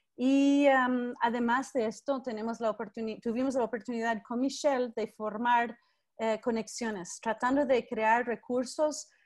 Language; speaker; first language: Spanish; non-native, fluent; English